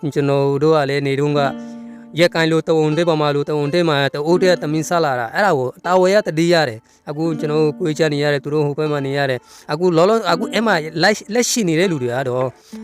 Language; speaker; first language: Burmese; non-native, local second language; Rohingya